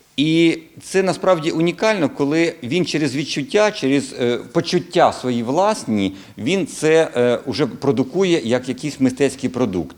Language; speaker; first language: Ukrainian; native; Ukrainian